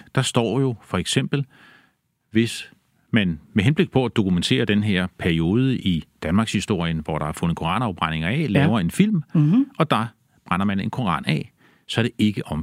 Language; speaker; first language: Danish; native; Danish